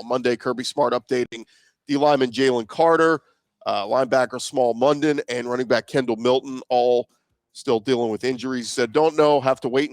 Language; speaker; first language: English; native; English